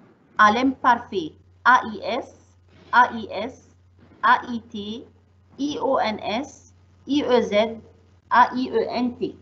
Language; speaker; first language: French; non-native, fluent; Arabic